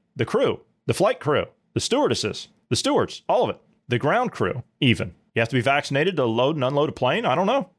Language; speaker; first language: English; native; English